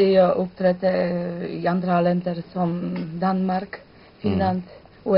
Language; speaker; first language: Swedish; non-native, learner; Polish